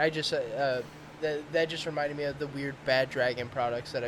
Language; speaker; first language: English; native; English